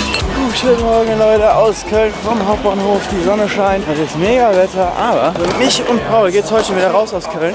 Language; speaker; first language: German; native; German